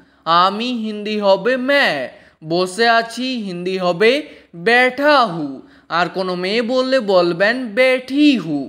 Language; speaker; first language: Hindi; non-native, local second language; Bangla